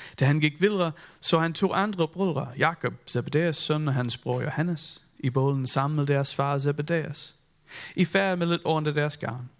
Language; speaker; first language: Danish; non-native, fluent; English